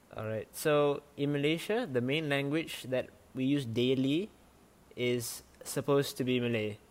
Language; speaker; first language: English; non-native, local second language; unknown